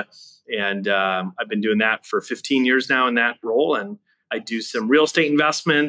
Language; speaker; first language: English; native; English